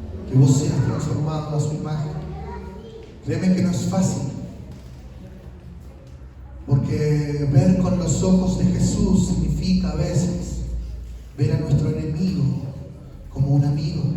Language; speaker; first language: Spanish; native; Spanish